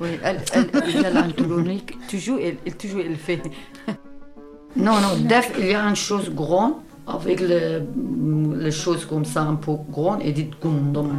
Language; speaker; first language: French; non-native, learner; Kurdish